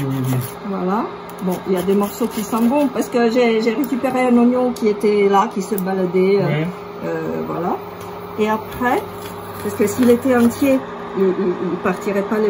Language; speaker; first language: French; non-native, fluent; Italian